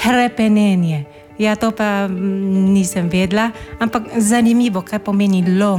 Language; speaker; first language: Slovenian; non-native, learner; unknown